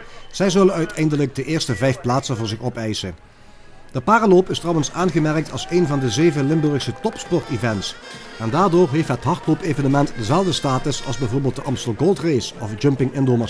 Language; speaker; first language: Dutch; native; Dutch